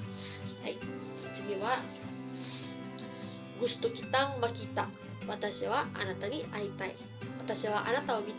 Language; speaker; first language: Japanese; non-native, fluent; Filipino